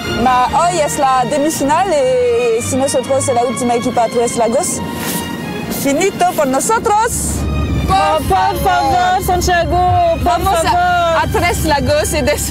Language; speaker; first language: Spanish; non-native, learner; French